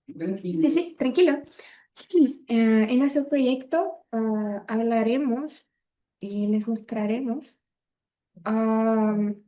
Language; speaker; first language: Spanish; non-native, learner; Portuguese